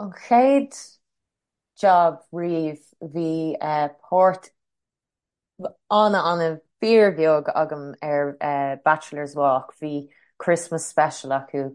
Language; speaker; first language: Irish; non-native, local second language; English